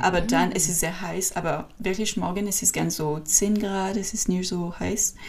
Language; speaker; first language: German; non-native, learner; French